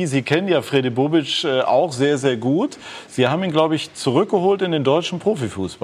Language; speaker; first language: German; native; German